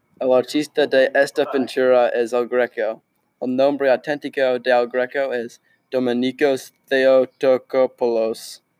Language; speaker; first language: Spanish; non-native, learner; English